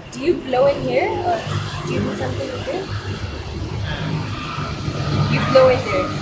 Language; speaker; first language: English; non-native, local second language; Urdu